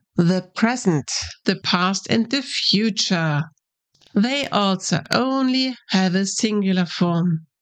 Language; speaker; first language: English; non-native, fluent; German